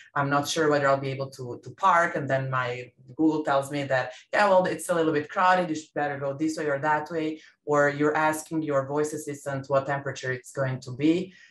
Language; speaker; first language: English; non-native, fluent; Serbian